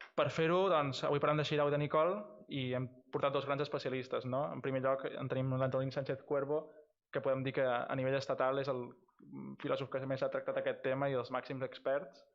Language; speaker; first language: Catalan; non-native, local second language; Spanish